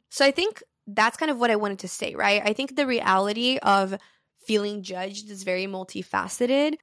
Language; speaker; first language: English; early bilingual, other home language; Portuguese